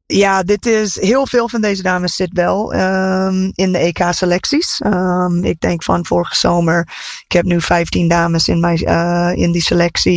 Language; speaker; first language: Dutch; non-native, fluent; English